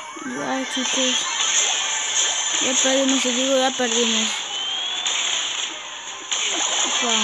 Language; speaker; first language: Spanish; native; Spanish